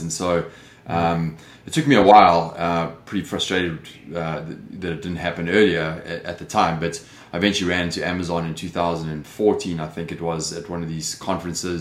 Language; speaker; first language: English; native; English